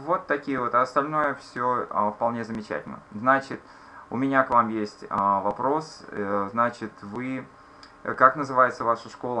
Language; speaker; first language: Russian; native; Russian